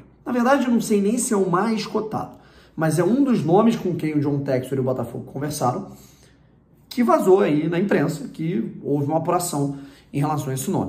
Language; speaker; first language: Portuguese; native; Portuguese